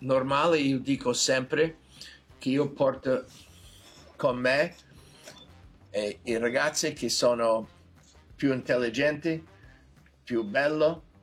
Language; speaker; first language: Italian; non-native, learner; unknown